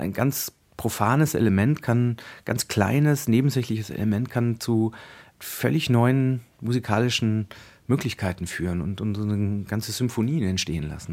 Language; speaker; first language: German; native; German